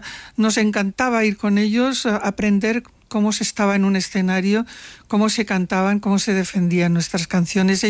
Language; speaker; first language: Spanish; non-native, local second language; Catalan